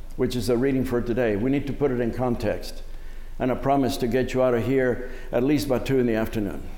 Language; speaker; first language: English; early bilingual, other home language; Spanish